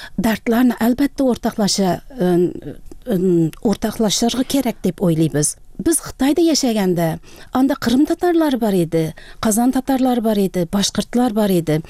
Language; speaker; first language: Tatar; early bilingual, heritage; Tatar